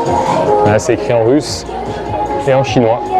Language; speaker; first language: French; native; French